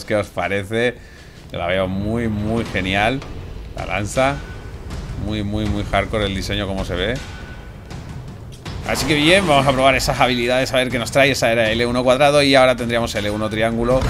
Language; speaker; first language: Spanish; native; Spanish